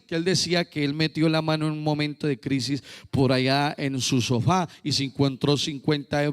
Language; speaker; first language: Spanish; native; Spanish